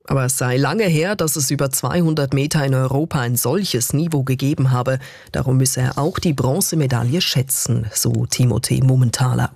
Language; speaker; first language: German; native; German